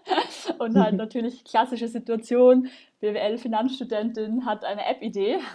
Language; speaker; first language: German; native; German